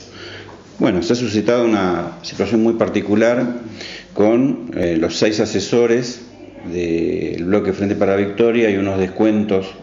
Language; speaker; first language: Spanish; native; Spanish